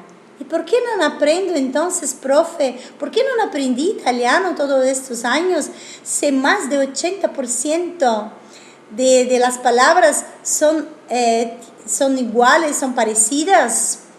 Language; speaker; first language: Spanish; non-native, fluent; Italian